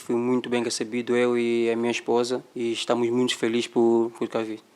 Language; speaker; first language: Portuguese; non-native, fluent; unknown